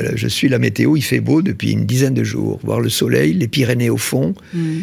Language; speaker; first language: French; native; French